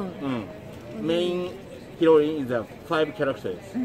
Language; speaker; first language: English; non-native, learner; Japanese